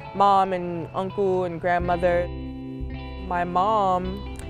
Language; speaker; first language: English; native; English